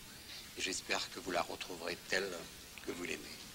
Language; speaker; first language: French; native; French